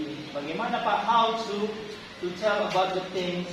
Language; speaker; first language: English; non-native, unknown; Indonesian